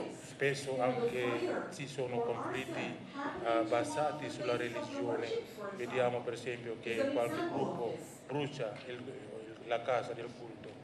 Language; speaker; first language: Italian; non-native, learner; Indonesian